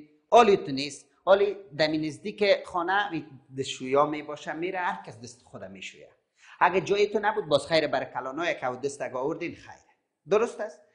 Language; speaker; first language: Persian; native; Persian